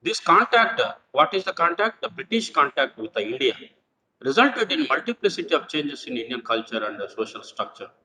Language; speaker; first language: English; non-native, local second language; Telugu